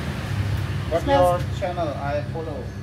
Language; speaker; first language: English; non-native, learner; Indonesian